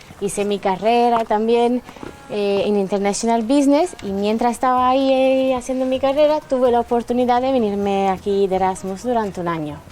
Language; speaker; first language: Spanish; non-native, fluent; Italian